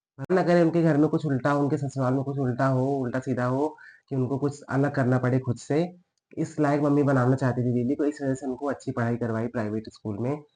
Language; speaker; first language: Hindi; native; Hindi